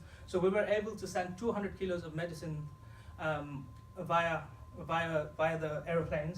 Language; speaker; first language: English; non-native, fluent; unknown